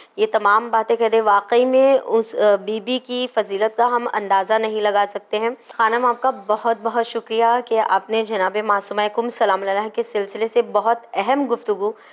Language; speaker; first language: Hindi; native; Hindi